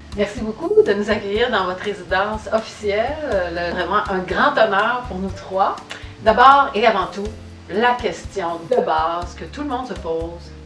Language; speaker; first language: French; native; French